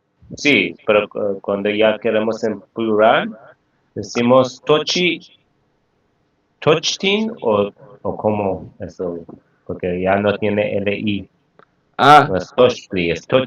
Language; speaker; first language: Spanish; non-native, fluent; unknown